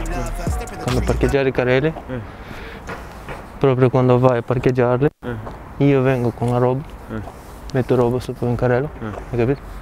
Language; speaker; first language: Italian; non-native, learner; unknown